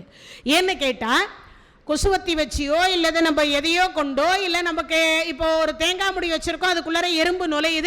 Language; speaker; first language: Tamil; native; Tamil